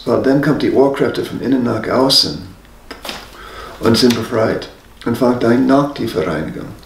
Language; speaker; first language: German; non-native, fluent; English